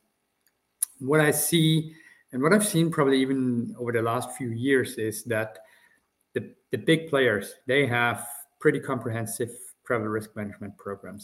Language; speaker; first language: English; non-native, fluent; German